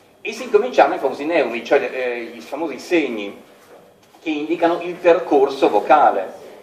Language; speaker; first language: Italian; native; Italian